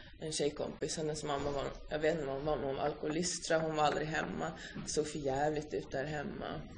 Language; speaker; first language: Swedish; early bilingual, other home language; Finnish